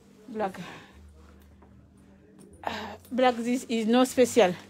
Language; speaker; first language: English; non-native, learner; French